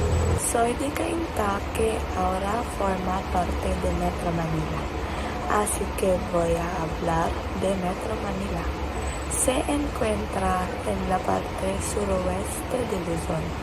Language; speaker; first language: Spanish; non-native, learner; Filipino